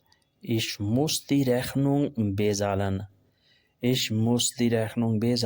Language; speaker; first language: German; non-native, fluent; Urdu